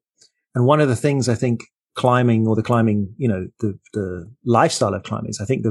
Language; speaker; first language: English; native; English